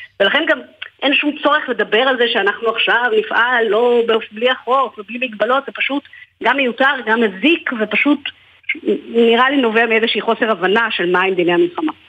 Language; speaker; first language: Hebrew; native; Hebrew